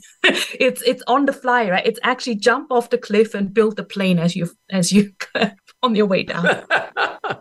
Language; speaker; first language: English; non-native, fluent; German